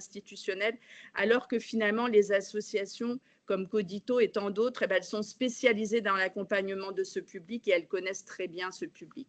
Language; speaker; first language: French; native; French